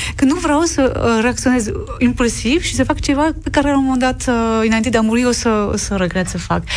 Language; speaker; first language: Romanian; non-native, learner; French